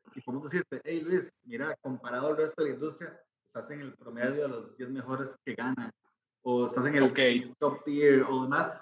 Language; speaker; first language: Spanish; native; Spanish